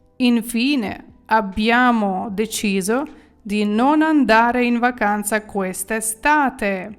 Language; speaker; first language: Italian; non-native, fluent; Ukrainian